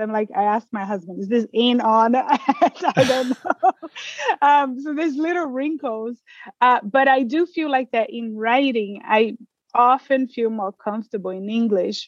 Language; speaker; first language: English; non-native, fluent; Portuguese